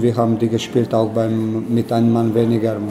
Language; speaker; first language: German; non-native, fluent; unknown